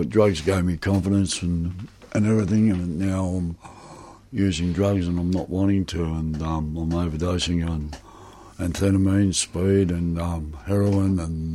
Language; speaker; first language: English; native; English